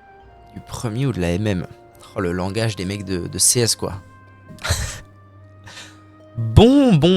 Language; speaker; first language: French; native; French